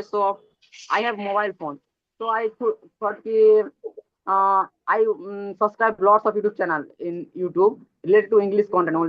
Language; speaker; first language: English; non-native, learner; Odia